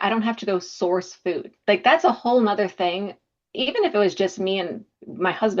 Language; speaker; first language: English; native; English